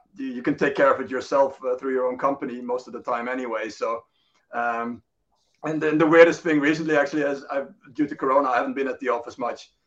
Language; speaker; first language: English; non-native, fluent; Dutch